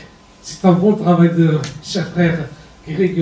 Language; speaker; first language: French; non-native, learner; Arabic